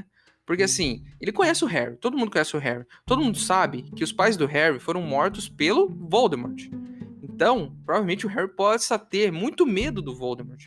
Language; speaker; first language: Portuguese; native; Portuguese